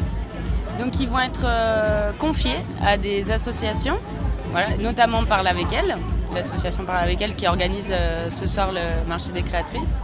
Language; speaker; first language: French; native; French